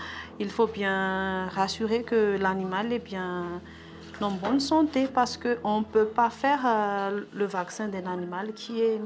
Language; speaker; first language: French; non-native, local second language; Malagasy